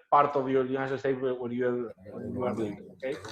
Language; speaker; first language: English; non-native, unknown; Catalan